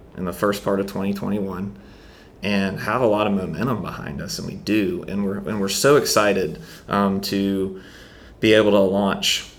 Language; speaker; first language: English; native; English